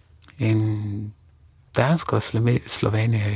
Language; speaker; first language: Slovenian; non-native, fluent; Persian